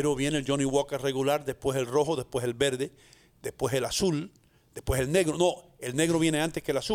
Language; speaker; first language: Spanish; native; Spanish